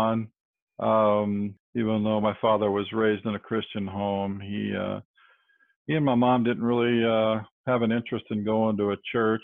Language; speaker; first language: English; native; English